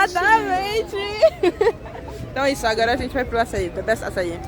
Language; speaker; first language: Portuguese; non-native, fluent; French